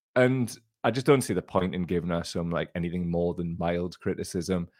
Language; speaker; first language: English; native; English